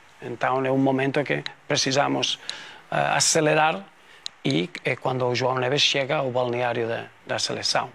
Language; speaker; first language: Portuguese; non-native, fluent; Spanish